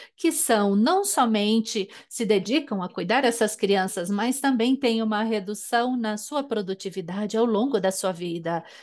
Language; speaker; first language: Portuguese; non-native, fluent; German